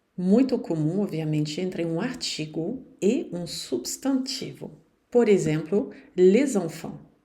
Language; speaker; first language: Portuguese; non-native, fluent; French